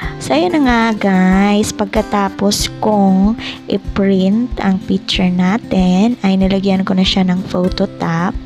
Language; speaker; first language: Filipino; non-native, local second language; Cebuano